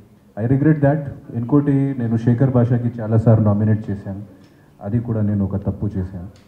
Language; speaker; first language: Telugu; non-native, fluent; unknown